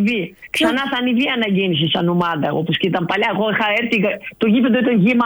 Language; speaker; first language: Greek; non-native, learner; Russian